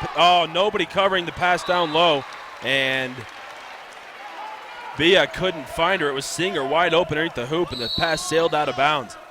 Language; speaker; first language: English; native; English